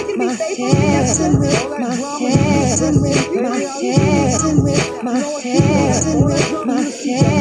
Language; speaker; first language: English; native; English